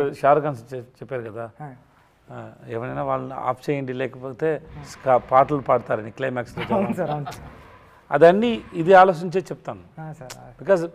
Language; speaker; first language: Telugu; non-native, learner; Tamil